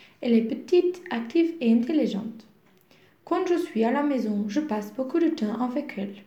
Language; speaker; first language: French; non-native, learner; Portuguese